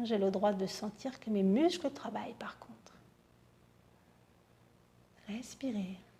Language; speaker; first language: French; native; French